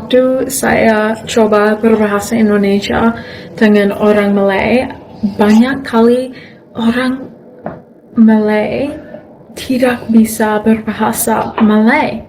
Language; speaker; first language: Indonesian; non-native, fluent; Russian